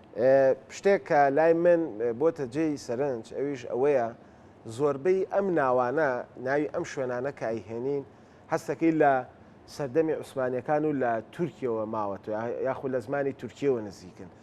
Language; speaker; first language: Central Kurdish; native; Central Kurdish